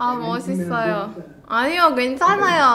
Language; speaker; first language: Korean; non-native, learner; Indonesian